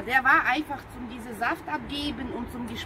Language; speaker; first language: German; non-native, fluent; Russian